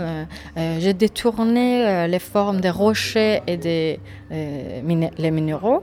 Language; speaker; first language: French; non-native, fluent; Persian